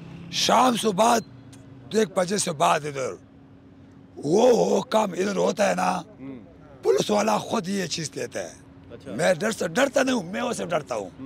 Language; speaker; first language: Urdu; non-native, local second language; Pashto